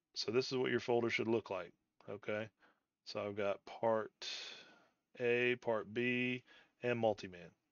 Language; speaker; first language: English; native; English